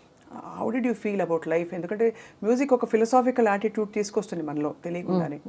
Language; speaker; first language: Telugu; native; Telugu